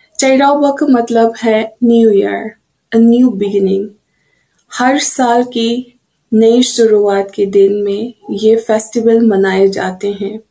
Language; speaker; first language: Hindi; non-native, local second language; Manipuri